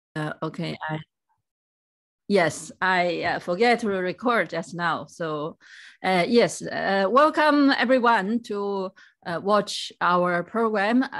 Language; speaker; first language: English; non-native, fluent; Chinese